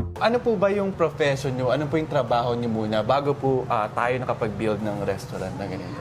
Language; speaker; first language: Filipino; native; Filipino